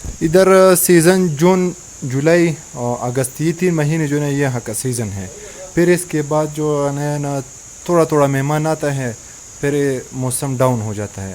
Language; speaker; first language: Hindi; non-native, local second language; Pashto